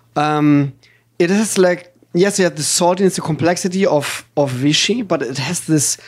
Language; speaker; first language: English; non-native, fluent; German